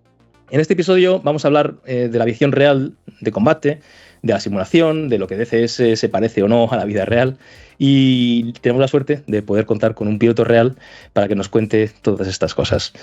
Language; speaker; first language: Spanish; native; Spanish